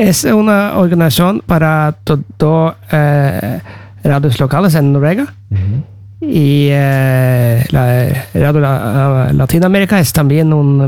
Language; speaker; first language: Spanish; non-native, learner; Norwegian